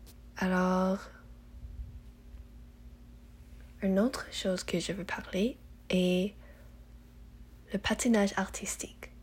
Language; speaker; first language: French; non-native, learner; English